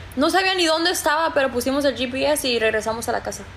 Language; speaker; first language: Spanish; early bilingual, heritage; Spanish